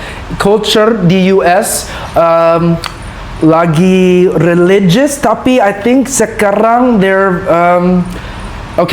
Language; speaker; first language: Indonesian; non-native, learner; English